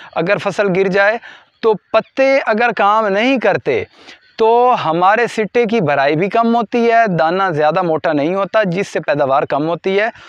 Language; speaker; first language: Urdu; non-native, local second language; Punjabi